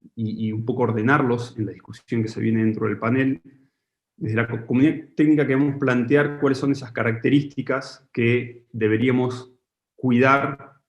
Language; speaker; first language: Spanish; native; Spanish